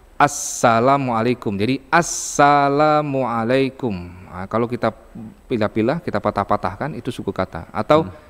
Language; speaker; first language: Indonesian; native; Indonesian